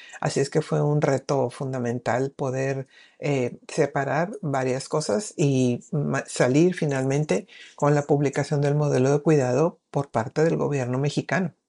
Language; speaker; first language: Spanish; native; Spanish